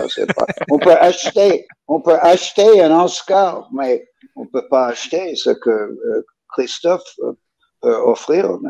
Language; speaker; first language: French; non-native, learner; English